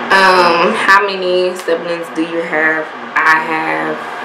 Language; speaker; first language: English; native; English